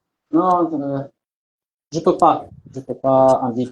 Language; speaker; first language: French; non-native, learner; Arabic